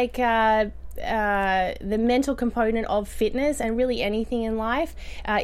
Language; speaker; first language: English; native; English